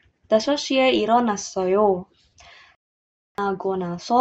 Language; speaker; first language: Korean; non-native, learner; English